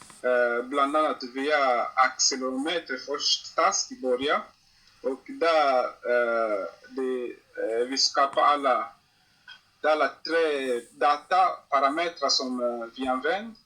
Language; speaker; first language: Swedish; non-native, learner; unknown